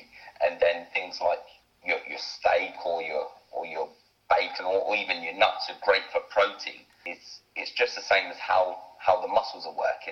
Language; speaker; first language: English; native; English